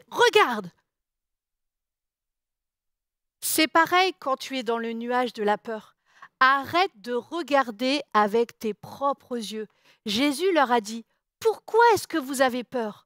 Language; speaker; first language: French; native; French